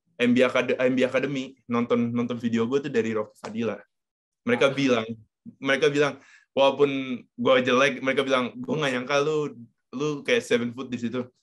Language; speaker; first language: Indonesian; native; Indonesian